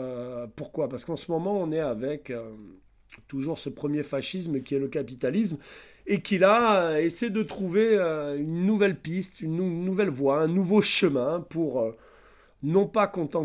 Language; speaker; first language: French; native; French